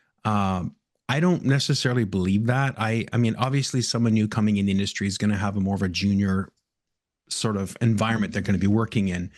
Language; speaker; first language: English; native; English